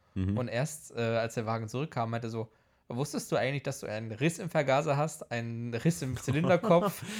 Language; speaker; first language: German; early bilingual, heritage; Polish